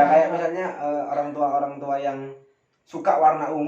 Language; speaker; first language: Indonesian; native; Indonesian